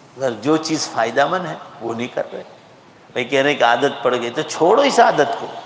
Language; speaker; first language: Urdu; non-native, local second language; Gujarati